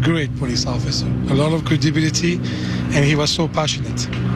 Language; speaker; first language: English; non-native, fluent; French